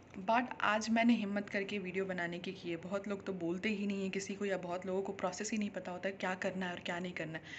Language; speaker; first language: Hindi; native; Hindi